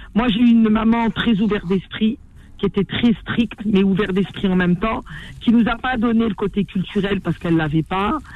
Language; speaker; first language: French; non-native, local second language; Arabic